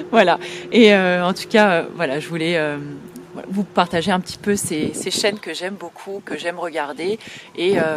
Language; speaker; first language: French; native; French